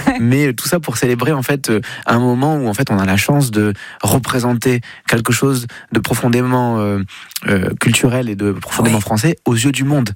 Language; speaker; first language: French; native; French